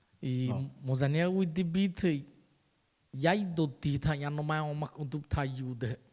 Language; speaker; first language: Portuguese; non-native, local second language; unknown